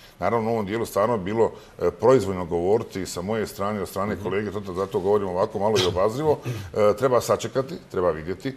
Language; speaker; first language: Bosnian; native; Bosnian